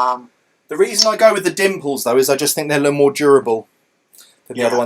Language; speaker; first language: English; native; English